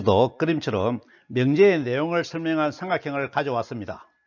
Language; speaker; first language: Korean; native; Korean